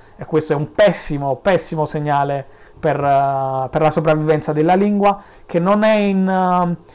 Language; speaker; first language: Italian; native; Italian